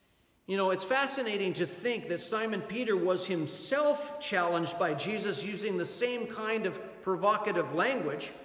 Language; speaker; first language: English; native; English